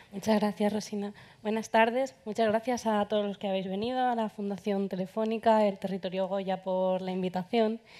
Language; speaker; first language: Spanish; native; Spanish